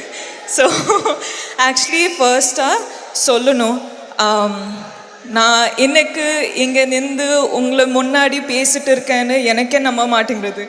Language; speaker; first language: Tamil; non-native, learner; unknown